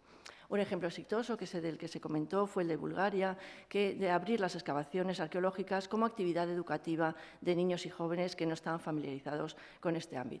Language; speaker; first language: Spanish; native; Spanish